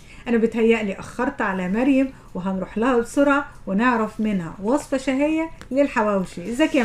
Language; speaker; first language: Arabic; native; Arabic